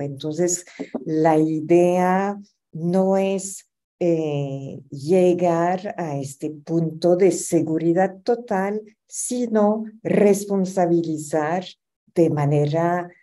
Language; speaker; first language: Spanish; non-native, fluent; French